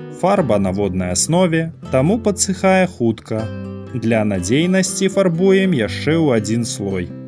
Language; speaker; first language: Belarusian; native; Belarusian